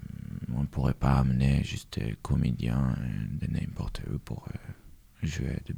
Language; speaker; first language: French; non-native, fluent; Hebrew